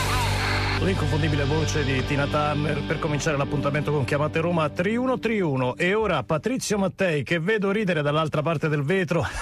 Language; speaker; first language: Italian; native; Italian